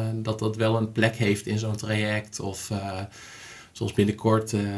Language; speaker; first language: Dutch; native; Dutch